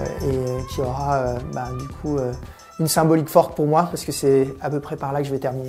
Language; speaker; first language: French; native; French